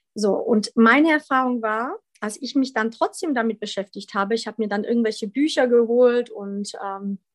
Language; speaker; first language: German; early bilingual, other home language; Polish